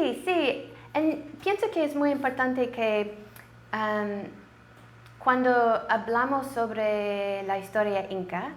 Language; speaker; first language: Spanish; non-native, learner; English